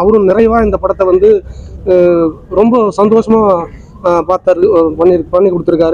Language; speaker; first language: Tamil; native; Tamil